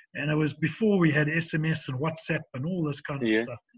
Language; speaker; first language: English; native; English